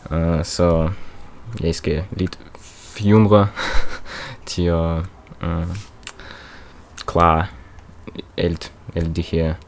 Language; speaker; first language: Norwegian; non-native, learner; Russian